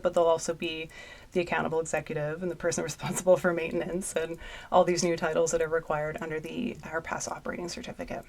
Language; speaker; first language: English; native; English